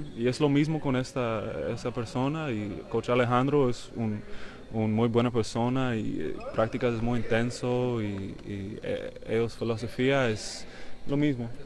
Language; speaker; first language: Spanish; non-native, learner; English